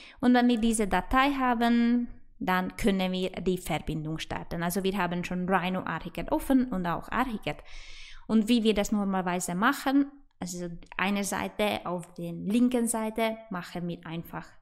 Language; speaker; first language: German; non-native, fluent; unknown